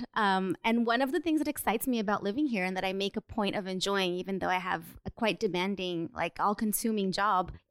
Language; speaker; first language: English; non-native, fluent; Portuguese